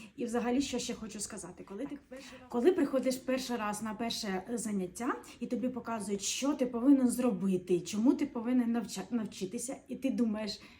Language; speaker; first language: Ukrainian; non-native, local second language; Russian